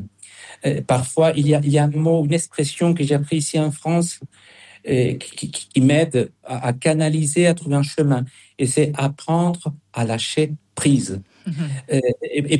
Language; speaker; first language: French; non-native, fluent; Spanish